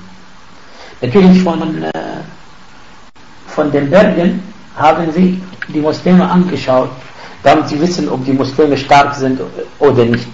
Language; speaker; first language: German; non-native, fluent; Arabic